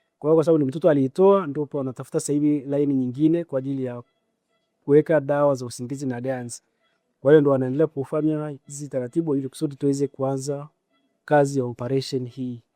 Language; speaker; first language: Swahili; native; Swahili